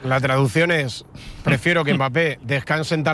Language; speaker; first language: Spanish; native; Spanish